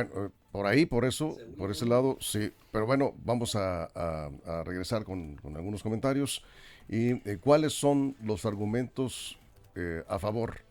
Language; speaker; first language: Spanish; native; Spanish